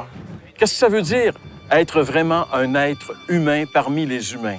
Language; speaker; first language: French; native; French